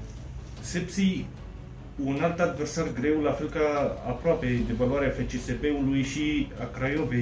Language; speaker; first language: Romanian; native; Romanian